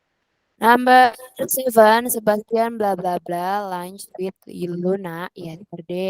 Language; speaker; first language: English; non-native, learner; Indonesian